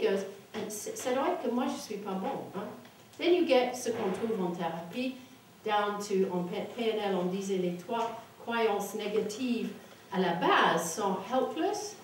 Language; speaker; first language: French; non-native, fluent; English